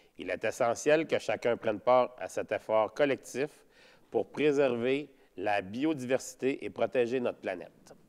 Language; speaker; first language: French; native; French